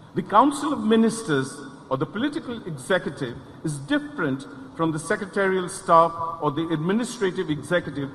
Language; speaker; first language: English; non-native, local second language; Bangla